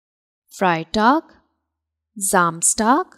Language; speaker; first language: German; non-native, fluent; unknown